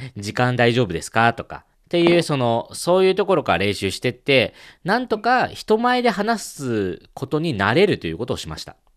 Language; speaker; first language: Japanese; non-native, fluent; Chinese